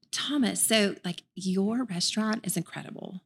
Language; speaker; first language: English; native; English